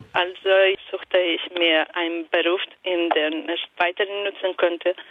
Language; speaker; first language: German; non-native, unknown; Italian